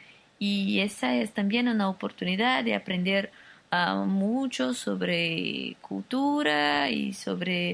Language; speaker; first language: Spanish; non-native, local second language; Portuguese